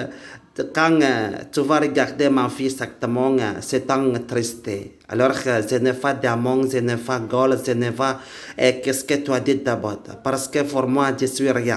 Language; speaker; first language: French; non-native, learner; Indonesian